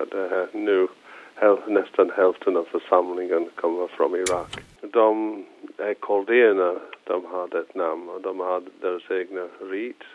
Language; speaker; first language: Swedish; non-native, fluent; English